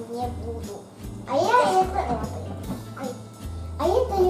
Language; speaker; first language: Russian; early bilingual, heritage; Russian